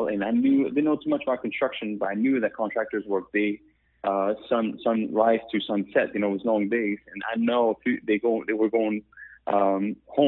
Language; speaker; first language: English; non-native, fluent; French